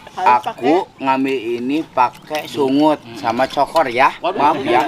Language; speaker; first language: Indonesian; non-native, local second language; Sundanese